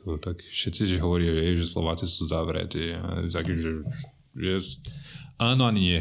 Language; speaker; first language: Slovak; non-native, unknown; Portuguese